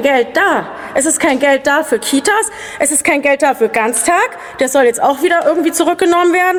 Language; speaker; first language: German; native; German